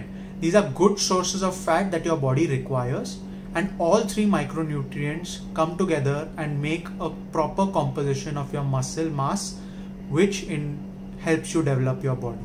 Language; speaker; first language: English; non-native, local second language; Hindi